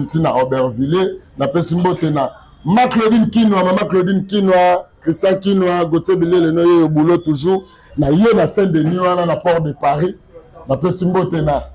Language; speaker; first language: Lingala; native; Lingala